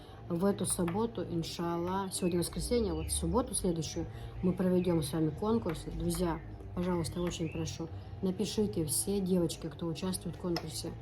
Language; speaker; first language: Russian; non-native, local second language; Chechen